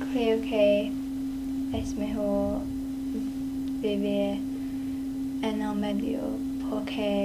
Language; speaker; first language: Spanish; non-native, learner; English